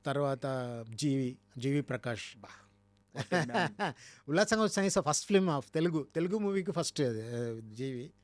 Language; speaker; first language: Telugu; non-native, learner; Tamil